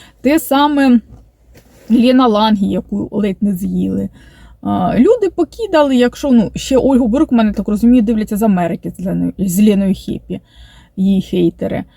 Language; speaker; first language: Ukrainian; non-native, local second language; Russian